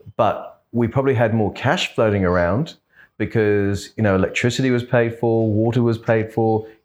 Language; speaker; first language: English; native; English